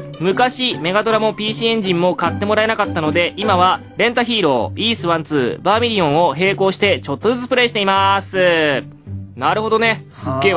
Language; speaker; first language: Japanese; native; Japanese